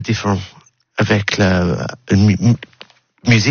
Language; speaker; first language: French; non-native, learner; English